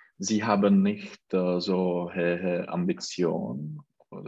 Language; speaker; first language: German; non-native, learner; Czech